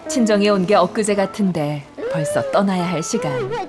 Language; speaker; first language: Korean; native; Korean